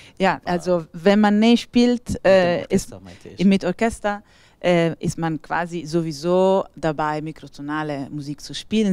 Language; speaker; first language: German; non-native, fluent; Italian